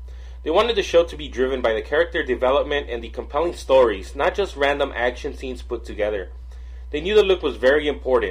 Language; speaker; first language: English; native; English